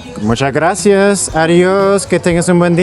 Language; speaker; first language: Spanish; non-native, learner; English